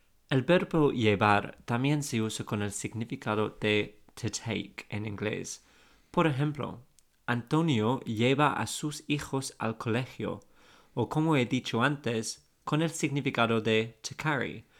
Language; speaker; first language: Spanish; non-native, fluent; English